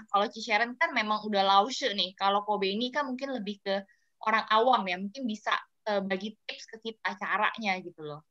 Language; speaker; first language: Indonesian; native; Indonesian